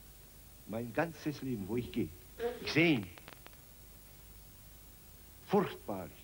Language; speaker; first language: German; non-native, learner; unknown